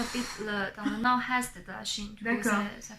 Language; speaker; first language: French; non-native, fluent; Chinese